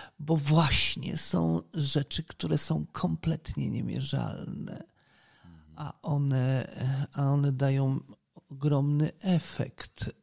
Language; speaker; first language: Polish; native; Polish